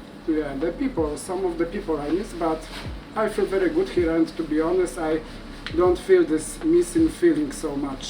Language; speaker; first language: English; non-native, fluent; Polish